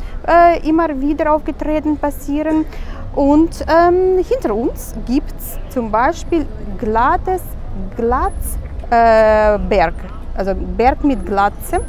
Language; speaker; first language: German; non-native, learner; Russian